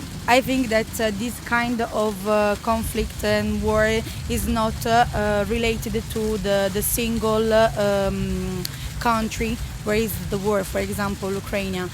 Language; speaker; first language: English; non-native, learner; Italian